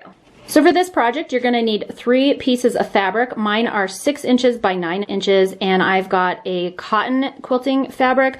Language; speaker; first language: English; native; English